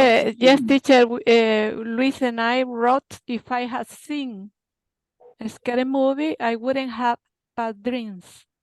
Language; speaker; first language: English; non-native, learner; Spanish